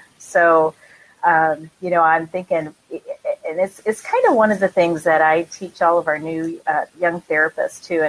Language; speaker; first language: English; native; English